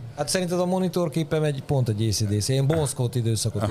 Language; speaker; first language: Hungarian; native; Hungarian